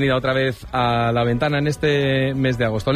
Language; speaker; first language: Spanish; native; Spanish